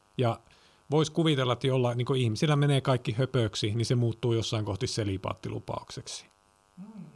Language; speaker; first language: Finnish; native; Finnish